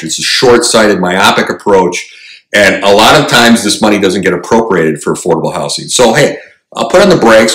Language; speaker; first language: English; native; English